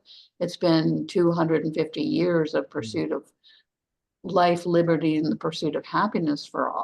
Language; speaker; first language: English; native; English